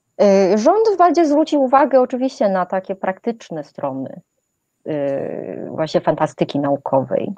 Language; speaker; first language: Polish; non-native, fluent; Chinese